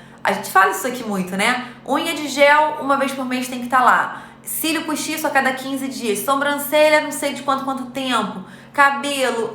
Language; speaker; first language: Portuguese; native; Portuguese